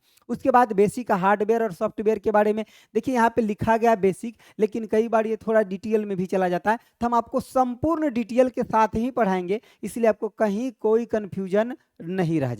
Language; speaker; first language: Hindi; native; Hindi